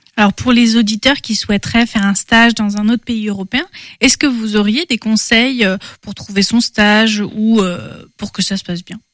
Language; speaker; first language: French; native; French